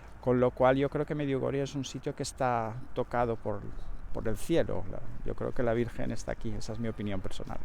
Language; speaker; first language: Spanish; native; Spanish